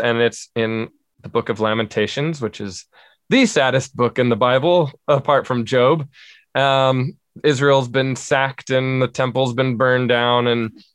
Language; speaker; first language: English; native; English